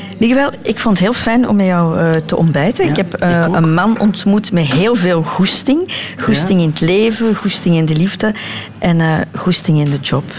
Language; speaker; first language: Dutch; native; Dutch